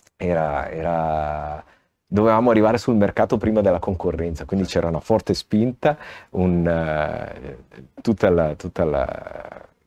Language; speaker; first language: Italian; native; Italian